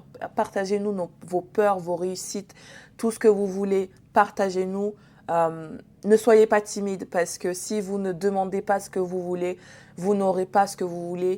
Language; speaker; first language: French; native; French